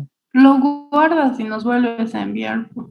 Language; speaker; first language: Spanish; native; Spanish